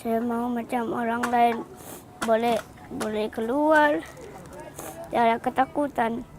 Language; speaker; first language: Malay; early bilingual, other home language; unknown